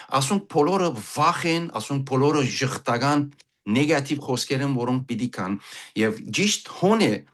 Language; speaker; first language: Armenian; early bilingual, heritage; Armenian